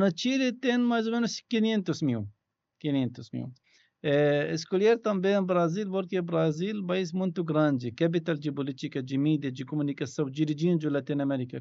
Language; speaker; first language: Portuguese; non-native, learner; Arabic